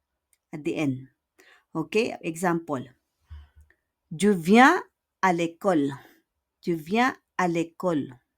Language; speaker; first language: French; non-native, fluent; Filipino